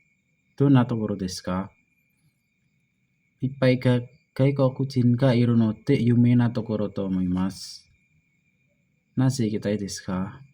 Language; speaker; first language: Japanese; non-native, learner; Indonesian